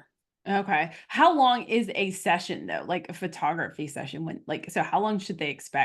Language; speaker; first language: English; native; English